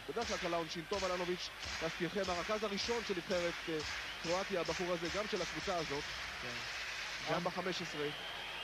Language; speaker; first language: Hebrew; native; Hebrew